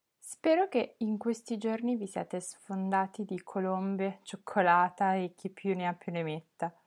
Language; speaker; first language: Italian; native; Italian